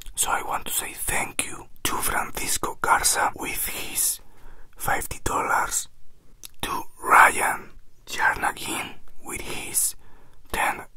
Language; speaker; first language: English; non-native, fluent; Spanish